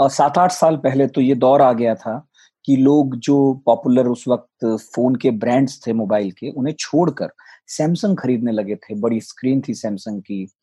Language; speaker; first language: Hindi; native; Hindi